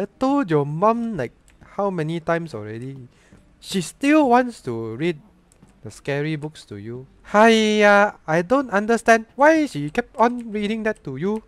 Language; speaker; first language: English; non-native, local second language; Chinese